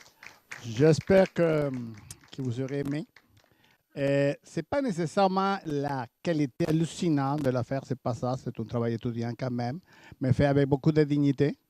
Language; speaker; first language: French; native; French